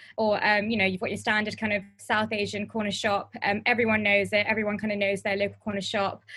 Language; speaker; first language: English; native; English